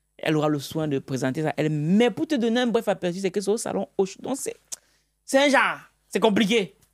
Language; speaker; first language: French; native; French